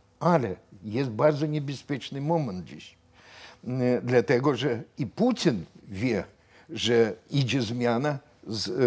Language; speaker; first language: Polish; non-native, fluent; Russian